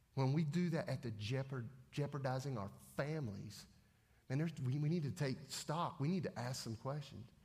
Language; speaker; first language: English; native; English